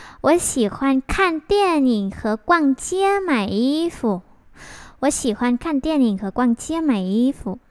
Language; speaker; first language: Chinese; non-native, fluent; Vietnamese